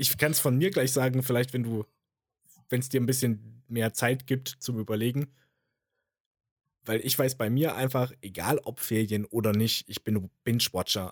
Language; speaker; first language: German; native; German